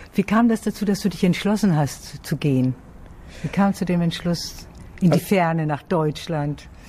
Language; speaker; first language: German; native; German